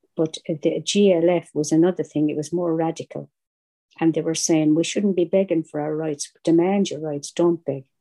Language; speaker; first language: English; native; English